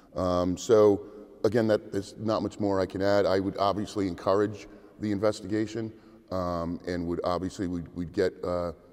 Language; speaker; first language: English; native; English